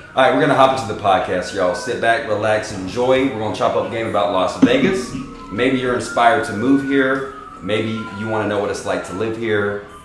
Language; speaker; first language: English; native; English